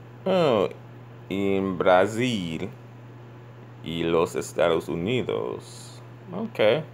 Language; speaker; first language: Spanish; non-native, learner; English